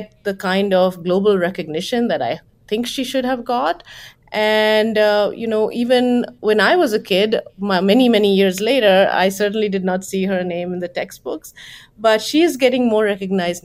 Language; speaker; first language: English; non-native, local second language; Bangla